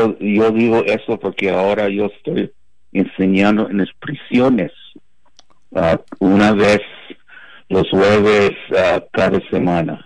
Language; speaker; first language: Spanish; non-native, fluent; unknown